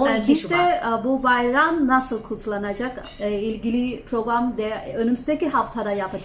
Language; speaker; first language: Turkish; non-native, fluent; Chinese